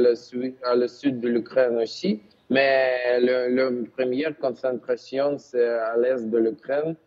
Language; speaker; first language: French; non-native, learner; Ukrainian